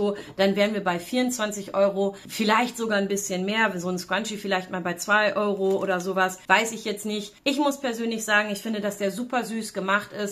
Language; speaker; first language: German; native; German